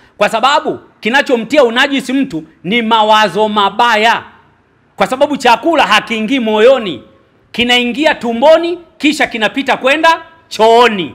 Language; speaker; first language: Swahili; native; Swahili